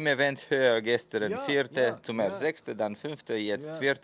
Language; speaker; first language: German; non-native, fluent; Slovenian